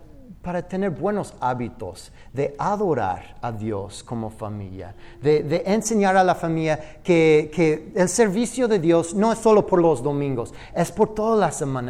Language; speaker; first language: Spanish; non-native, fluent; English